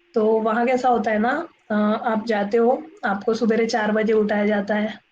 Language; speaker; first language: Hindi; non-native, local second language; Marathi